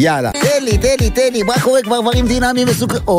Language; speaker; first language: Hebrew; native; Hebrew